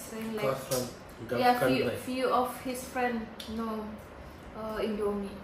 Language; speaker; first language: English; non-native, learner; Indonesian